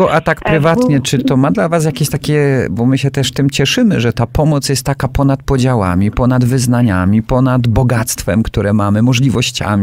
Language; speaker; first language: Polish; native; Polish